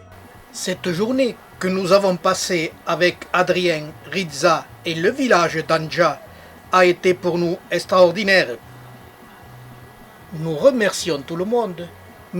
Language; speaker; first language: French; native; French